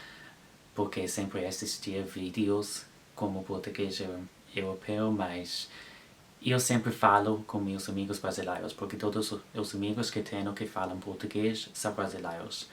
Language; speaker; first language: Portuguese; non-native, learner; English